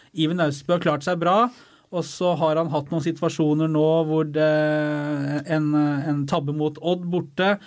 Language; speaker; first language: Norwegian; native; Norwegian